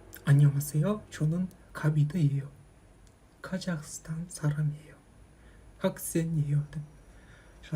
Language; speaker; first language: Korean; non-native, fluent; Kazakh